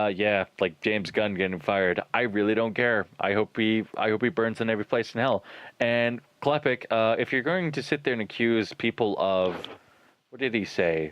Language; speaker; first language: English; native; English